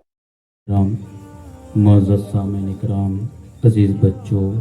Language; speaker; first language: Urdu; native; Urdu